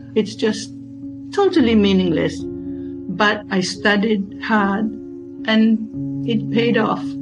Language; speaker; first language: English; non-native, fluent; Tongan